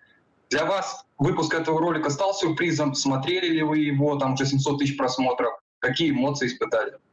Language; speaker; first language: Russian; native; Russian